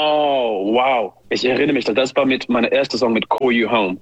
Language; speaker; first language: German; non-native, learner; English